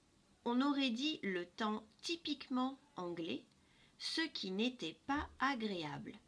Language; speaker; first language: French; non-native, fluent; English